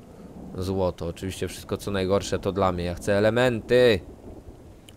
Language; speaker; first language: Polish; native; Polish